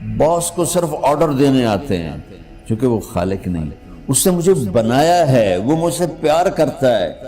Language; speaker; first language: Urdu; non-native, local second language; Punjabi